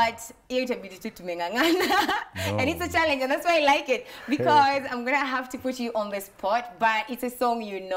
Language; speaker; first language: English; non-native, local second language; Swahili